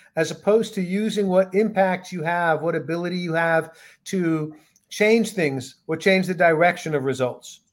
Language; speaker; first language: English; native; English